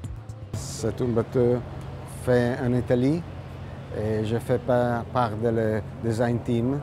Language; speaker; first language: French; non-native, learner; Italian